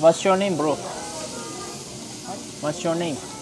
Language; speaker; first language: English; non-native, learner; Turkish